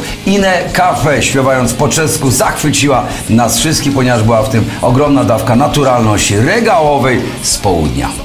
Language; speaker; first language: Polish; native; Polish